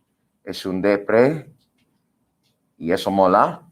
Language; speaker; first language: Spanish; non-native, fluent; English